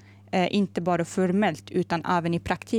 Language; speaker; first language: Swedish; non-native, fluent; Arabic